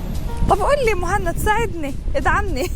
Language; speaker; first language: Arabic; native; Arabic